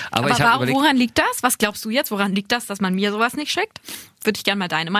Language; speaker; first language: German; native; German